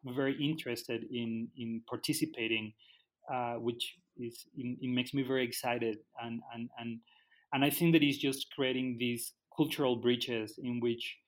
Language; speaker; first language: English; non-native, fluent; Spanish